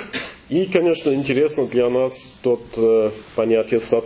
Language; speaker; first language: Russian; non-native, learner; English